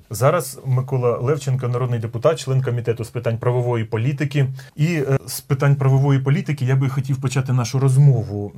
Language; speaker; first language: Ukrainian; native; Ukrainian